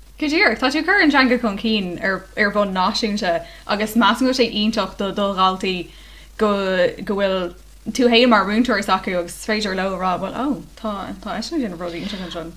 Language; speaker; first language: Irish; non-native, local second language; English